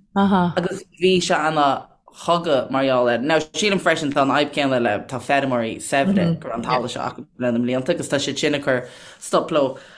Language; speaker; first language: Irish; native; Irish